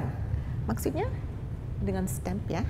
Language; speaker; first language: Indonesian; non-native, fluent; English